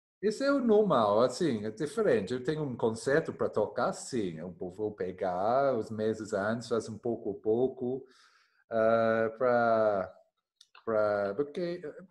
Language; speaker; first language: Portuguese; non-native, learner; English